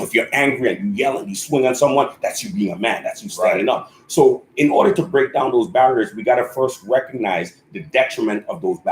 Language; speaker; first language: English; native; English